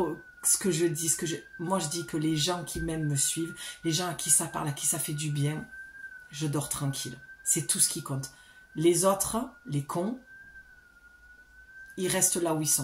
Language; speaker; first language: French; native; French